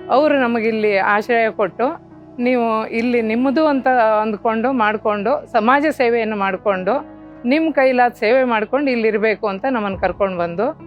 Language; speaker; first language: Kannada; native; Kannada